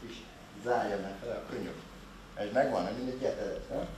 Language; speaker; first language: Hungarian; non-native, learner; Portuguese